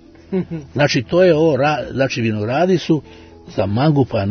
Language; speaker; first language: Serbian; native; Serbian